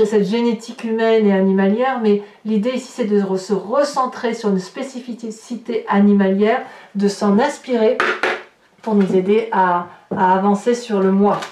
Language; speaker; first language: French; native; French